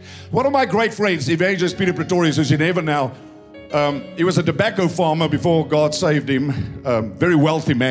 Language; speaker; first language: English; non-native, local second language; Afrikaans